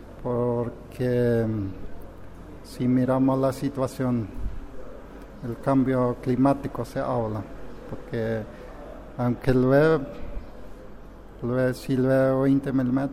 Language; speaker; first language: Spanish; non-native, local second language; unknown